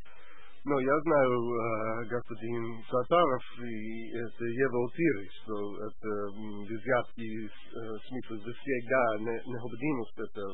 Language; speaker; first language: Russian; non-native, learner; English